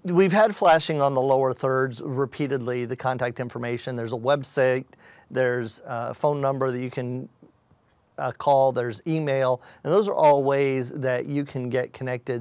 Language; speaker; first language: English; native; English